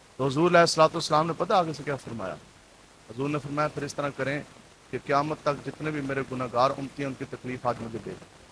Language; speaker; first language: Urdu; non-native, local second language; Punjabi